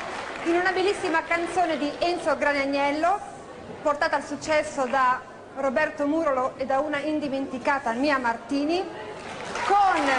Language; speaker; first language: Italian; native; Italian